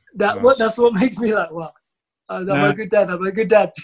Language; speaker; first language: English; early bilingual, other home language; Somali